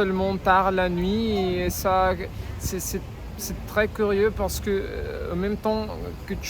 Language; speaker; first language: French; non-native, fluent; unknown